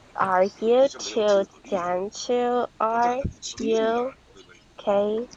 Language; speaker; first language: English; non-native, fluent; Chinese